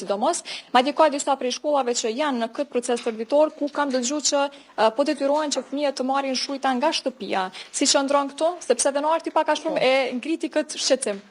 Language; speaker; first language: Albanian; native; Albanian